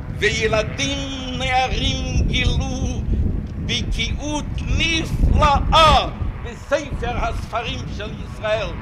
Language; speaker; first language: Hebrew; non-native, fluent; Yiddish